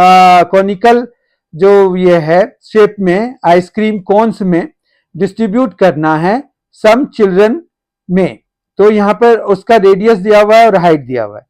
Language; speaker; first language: Hindi; native; Hindi